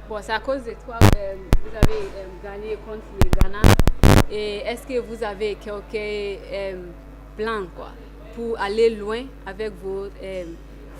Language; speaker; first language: French; non-native, learner; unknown